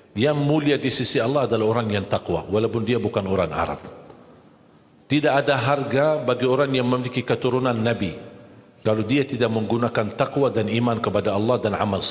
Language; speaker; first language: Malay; non-native, fluent; Arabic